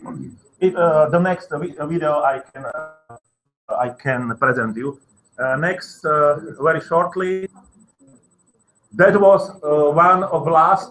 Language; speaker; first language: English; non-native, learner; Slovak